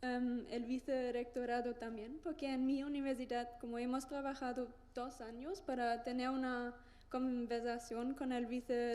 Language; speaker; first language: Spanish; non-native, learner; German